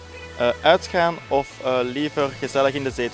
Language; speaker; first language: Dutch; native; Dutch